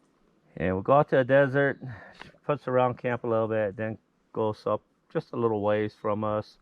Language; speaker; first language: English; native; English